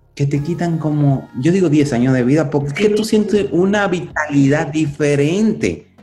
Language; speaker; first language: Spanish; native; Spanish